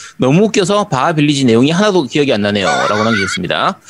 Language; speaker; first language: Korean; native; Korean